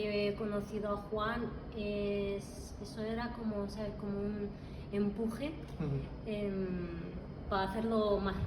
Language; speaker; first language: Spanish; non-native, fluent; Russian